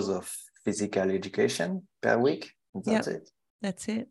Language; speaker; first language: English; non-native, learner; French